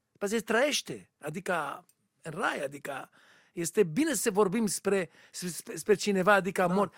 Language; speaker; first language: Romanian; non-native, learner; Hebrew